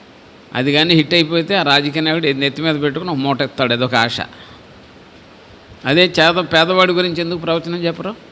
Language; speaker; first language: Telugu; native; Telugu